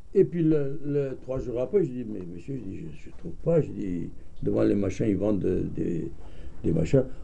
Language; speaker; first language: French; non-native, fluent; Armenian